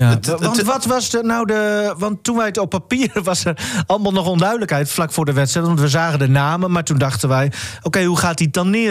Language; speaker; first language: Dutch; native; Dutch